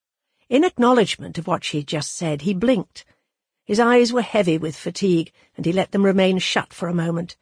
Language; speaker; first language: English; native; English